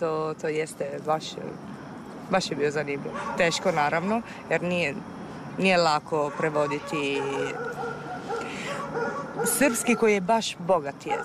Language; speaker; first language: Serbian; non-native, fluent; Italian